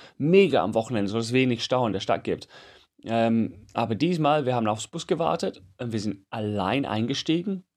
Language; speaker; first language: German; non-native, fluent; English